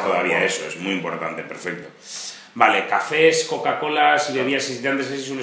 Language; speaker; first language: Spanish; native; Spanish